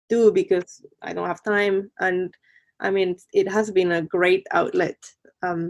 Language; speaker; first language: English; non-native, fluent; Spanish